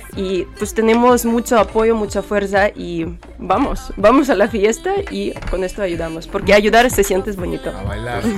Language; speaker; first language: Spanish; non-native, fluent; Ukrainian